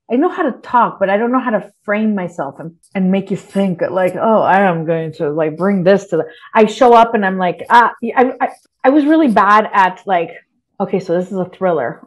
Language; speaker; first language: English; early bilingual, other home language; Spanish